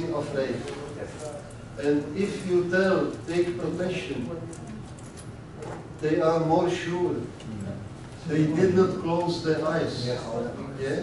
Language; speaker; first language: English; non-native, learner; Czech